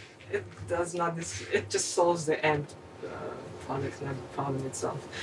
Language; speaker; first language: English; non-native, fluent; Slovenian